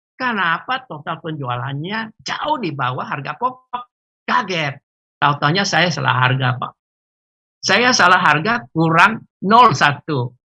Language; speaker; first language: Indonesian; native; Indonesian